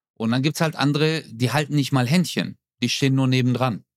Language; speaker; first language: German; native; German